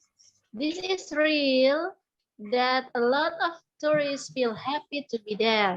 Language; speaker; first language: English; non-native, learner; Indonesian